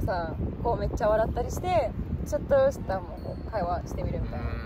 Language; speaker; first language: Japanese; non-native, fluent; Polish